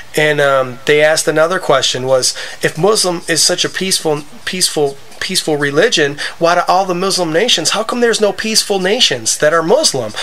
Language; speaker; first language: English; native; English